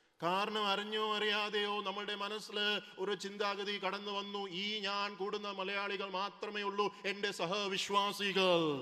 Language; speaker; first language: Malayalam; early bilingual, heritage; Malayalam